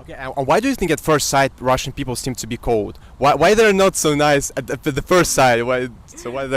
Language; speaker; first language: English; non-native, fluent; Russian